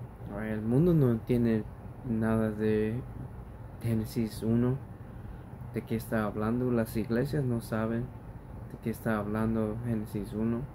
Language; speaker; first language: Spanish; early bilingual, heritage; Spanish